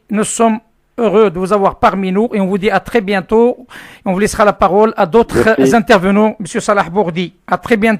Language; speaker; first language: French; non-native, local second language; Arabic